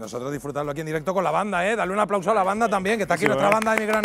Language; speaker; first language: Spanish; native; Spanish